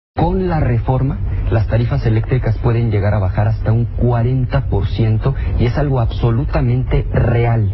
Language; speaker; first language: Spanish; native; Spanish